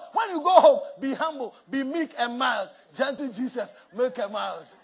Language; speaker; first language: English; non-native, local second language; Akan